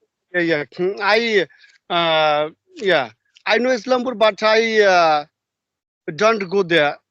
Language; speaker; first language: English; non-native, learner; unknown